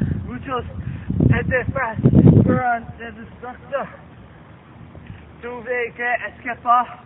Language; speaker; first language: Spanish; non-native, learner; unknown